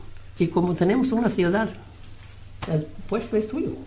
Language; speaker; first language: Spanish; non-native, fluent; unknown